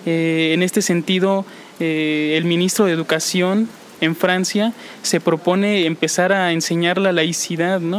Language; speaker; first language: Spanish; native; Spanish